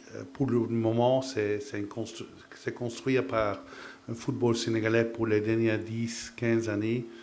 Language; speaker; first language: French; non-native, fluent; Dutch